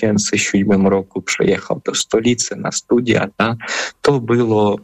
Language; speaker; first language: Polish; non-native, fluent; Ukrainian